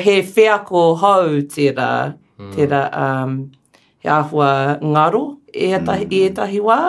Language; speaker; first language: Māori; non-native, learner; English